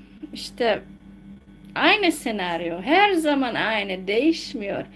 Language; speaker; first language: Turkish; non-native, fluent; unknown